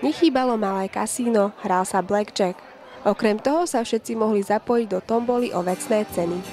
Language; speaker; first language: Slovak; native; Slovak